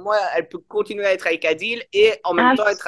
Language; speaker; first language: French; native; French